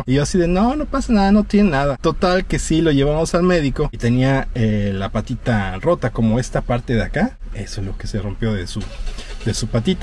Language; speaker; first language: Spanish; native; Spanish